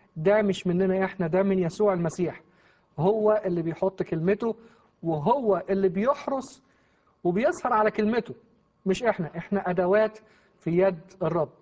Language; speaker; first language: Arabic; native; Arabic